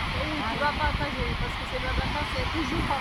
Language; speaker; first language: French; non-native, learner; Portuguese